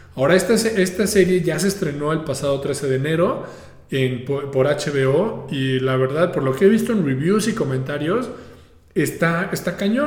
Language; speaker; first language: Spanish; native; Spanish